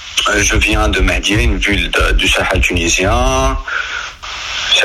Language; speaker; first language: French; non-native, learner; Arabic